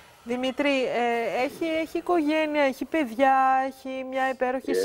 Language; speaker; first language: Greek; native; Greek